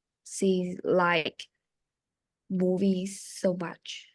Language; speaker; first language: English; non-native, learner; Vietnamese